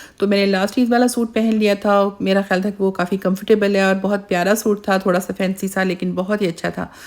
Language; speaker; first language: Urdu; native; Urdu